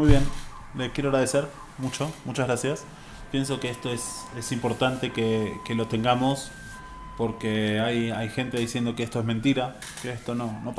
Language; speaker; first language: Spanish; native; Spanish